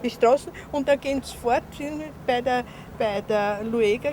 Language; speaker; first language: German; non-native, learner; Polish